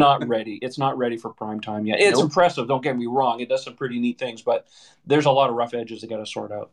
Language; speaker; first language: English; native; English